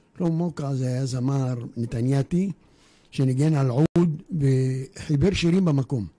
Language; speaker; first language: Hebrew; native; Hebrew